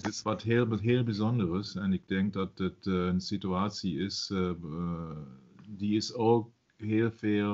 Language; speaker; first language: Dutch; non-native, learner; German